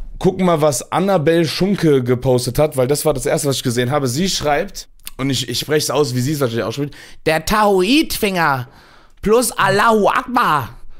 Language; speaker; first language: German; early bilingual, other home language; Turkish